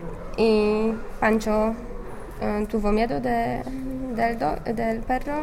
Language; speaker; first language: Spanish; non-native, learner; English